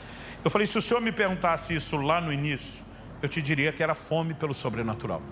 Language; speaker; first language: Portuguese; native; Portuguese